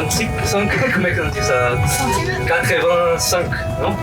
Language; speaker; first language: French; non-native, learner; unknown